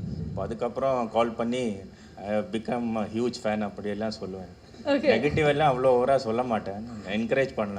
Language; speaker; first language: Tamil; non-native, learner; Malayalam